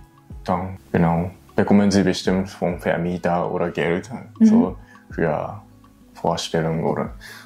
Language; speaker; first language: German; non-native, learner; Japanese